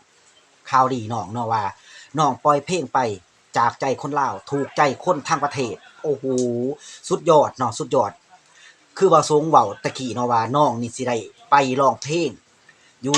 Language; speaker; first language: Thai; non-native, local second language; Lao